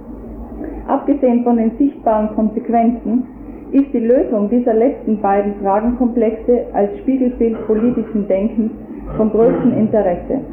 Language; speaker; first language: German; native; German